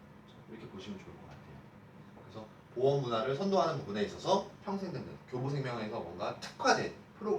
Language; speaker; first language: Korean; native; Korean